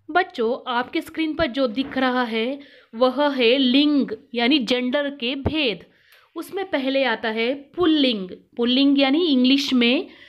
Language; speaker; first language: Hindi; non-native, local second language; Kannada